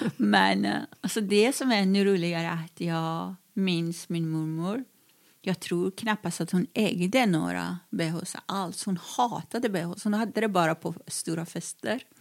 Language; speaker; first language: Swedish; non-native, fluent; Persian